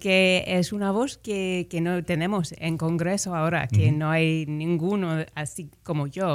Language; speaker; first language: Spanish; non-native, fluent; English